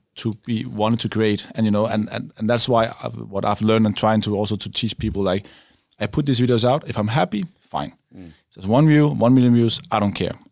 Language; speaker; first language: English; non-native, fluent; Danish